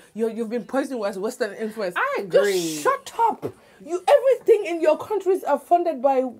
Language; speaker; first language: English; non-native, local second language; Wolof